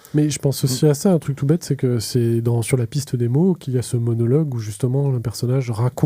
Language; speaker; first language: French; native; French